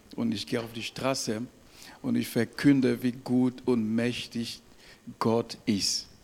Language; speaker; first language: German; non-native, fluent; French